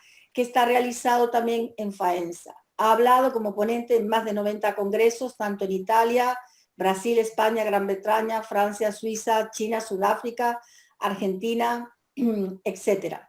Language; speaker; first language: Spanish; native; Spanish